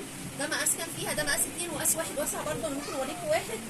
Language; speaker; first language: Arabic; native; Arabic